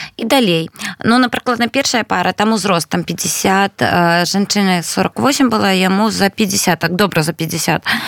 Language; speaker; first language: Belarusian; non-native, local second language; Russian